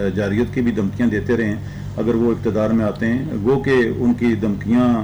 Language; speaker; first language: Urdu; non-native, local second language; Punjabi